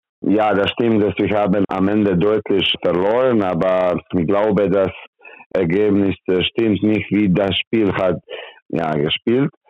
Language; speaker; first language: German; non-native, learner; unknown